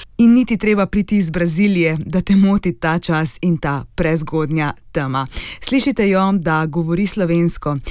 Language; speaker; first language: Slovenian; native; Slovenian